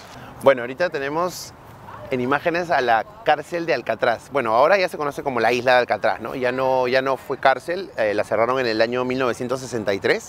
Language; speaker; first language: Spanish; native; Spanish